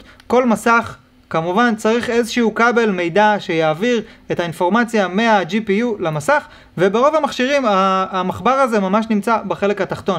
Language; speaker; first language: Hebrew; native; Hebrew